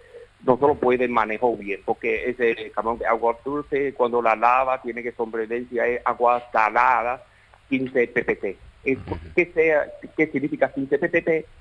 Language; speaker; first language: Spanish; non-native, learner; Chinese